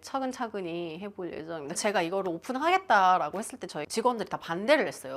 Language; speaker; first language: Korean; native; Korean